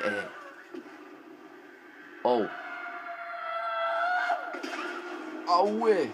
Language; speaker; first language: French; native; French